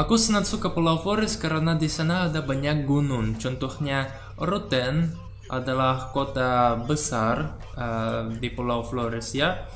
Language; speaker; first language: Indonesian; non-native, learner; Russian